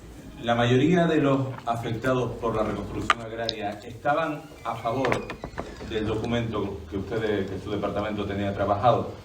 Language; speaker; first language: Spanish; native; Spanish